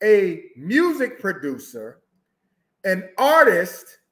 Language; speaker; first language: English; native; English